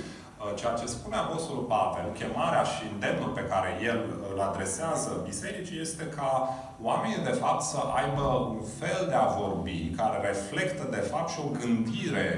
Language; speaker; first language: Romanian; native; Romanian